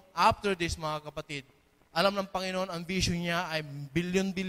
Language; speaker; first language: Filipino; native; Filipino